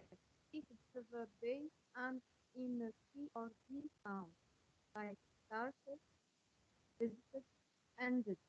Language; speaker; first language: English; non-native, learner; Arabic